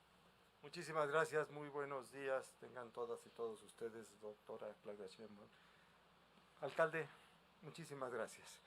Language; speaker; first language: Spanish; native; Spanish